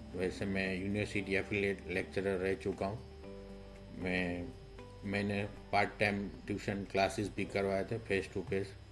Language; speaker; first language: Hindi; non-native, local second language; Gujarati